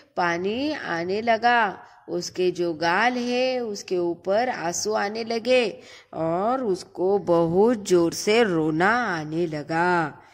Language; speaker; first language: Hindi; non-native, local second language; Marathi